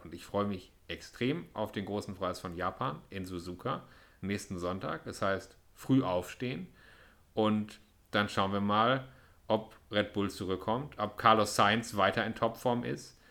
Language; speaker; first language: German; native; German